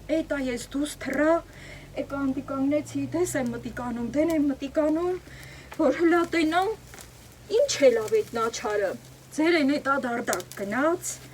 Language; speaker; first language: Armenian; native; Armenian